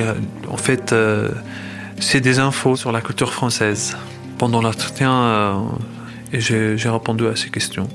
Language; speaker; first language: French; non-native, fluent; Arabic